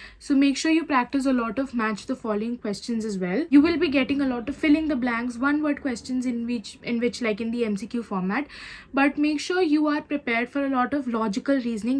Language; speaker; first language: English; non-native, local second language; Hindi